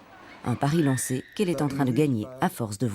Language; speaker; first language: French; native; French